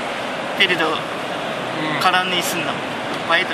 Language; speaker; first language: Russian; non-native, learner; Japanese